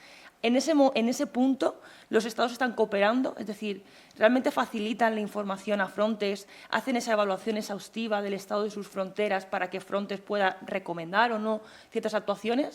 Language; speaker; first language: Spanish; native; Spanish